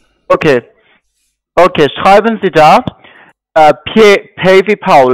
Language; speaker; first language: German; non-native, learner; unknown